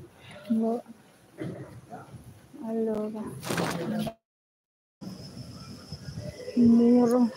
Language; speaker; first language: Italian; non-native, learner; Filipino